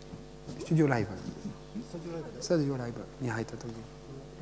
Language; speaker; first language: Japanese; non-native, learner; French